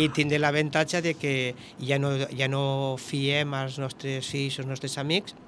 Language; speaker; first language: Catalan; native; Catalan